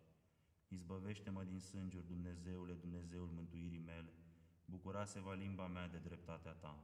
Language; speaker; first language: Romanian; native; Romanian